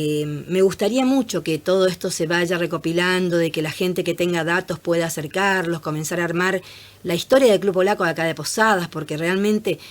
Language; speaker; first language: Spanish; native; Spanish